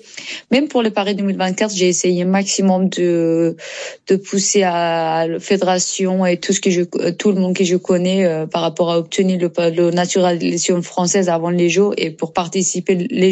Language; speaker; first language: French; non-native, learner; Persian